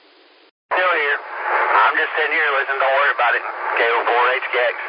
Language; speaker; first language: English; native; English